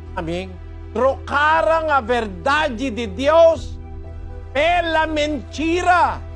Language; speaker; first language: Portuguese; non-native, local second language; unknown